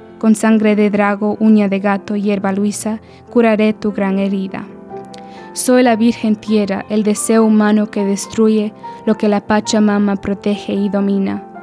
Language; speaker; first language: Spanish; early bilingual, heritage; Spanish